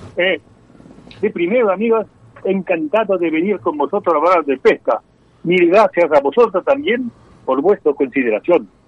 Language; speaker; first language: Spanish; non-native, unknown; French